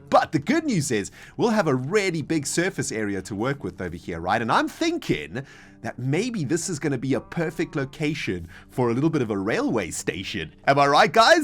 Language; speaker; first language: English; native; English